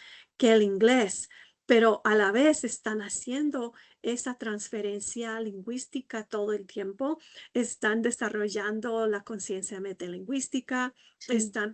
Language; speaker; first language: Spanish; non-native, fluent; English